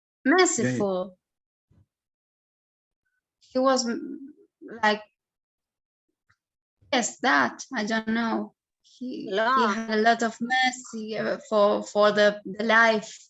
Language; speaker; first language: English; non-native, learner; Spanish